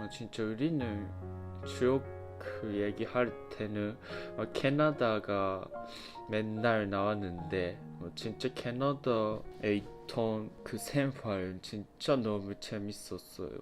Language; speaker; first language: Korean; non-native, fluent; Japanese